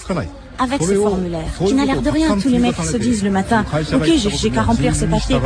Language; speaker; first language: French; native; French